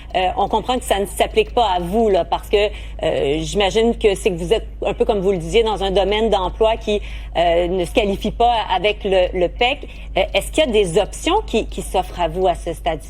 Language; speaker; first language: French; native; French